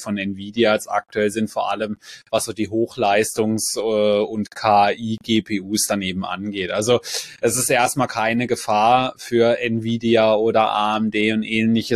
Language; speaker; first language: German; native; German